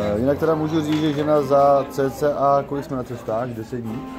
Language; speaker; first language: Czech; native; Czech